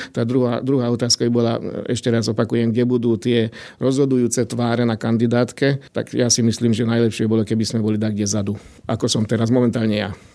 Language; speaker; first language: Slovak; non-native, local second language; Hungarian